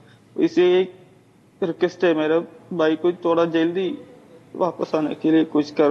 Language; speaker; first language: Hindi; non-native, local second language; Malayalam